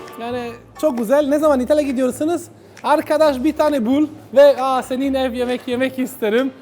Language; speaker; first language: Turkish; non-native, learner; Italian